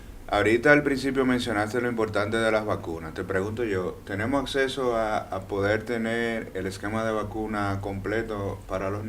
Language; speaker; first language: Spanish; native; Spanish